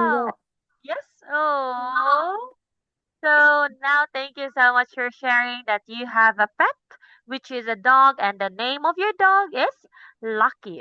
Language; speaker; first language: English; non-native, local second language; Cebuano